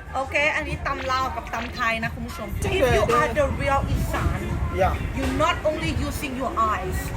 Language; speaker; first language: English; non-native, learner; Thai